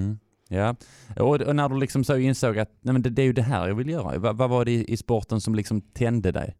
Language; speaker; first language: Swedish; native; Swedish